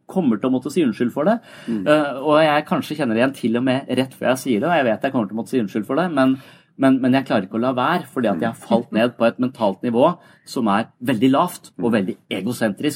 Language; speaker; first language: Norwegian; native; Norwegian